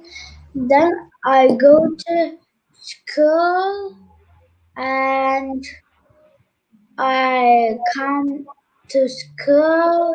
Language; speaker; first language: English; non-native, learner; Turkish